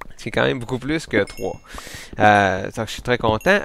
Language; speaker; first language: French; native; French